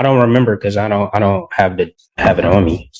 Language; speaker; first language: English; native; English